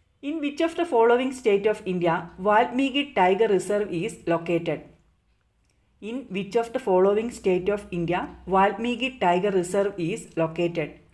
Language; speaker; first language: English; non-native, local second language; Malayalam